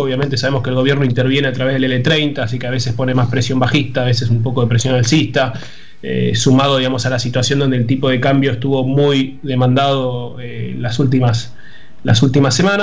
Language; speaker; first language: Spanish; native; Spanish